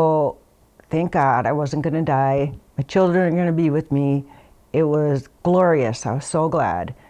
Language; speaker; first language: English; native; English